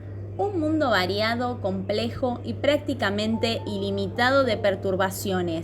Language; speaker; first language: Spanish; native; Spanish